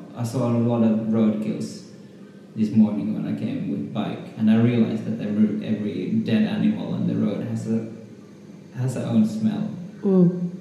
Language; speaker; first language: English; non-native, fluent; Finnish